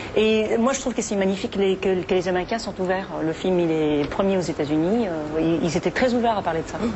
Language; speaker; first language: French; non-native, fluent; English